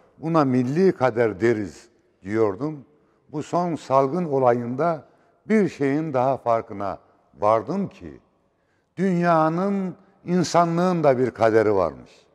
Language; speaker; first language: Turkish; native; Turkish